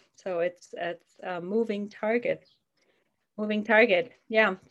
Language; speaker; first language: English; non-native, fluent; German